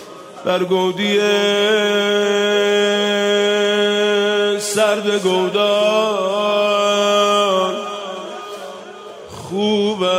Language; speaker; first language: Persian; native; Persian